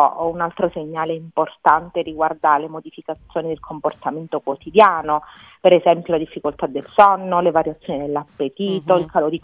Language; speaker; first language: Italian; native; Italian